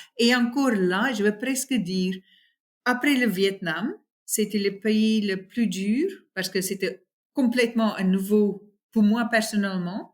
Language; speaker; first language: French; non-native, fluent; Afrikaans